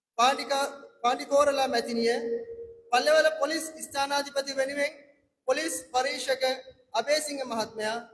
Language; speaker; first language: Sinhala; non-native, local second language; Tamil